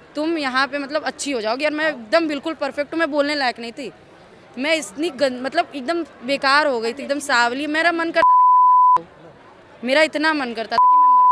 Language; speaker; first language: Hindi; native; Hindi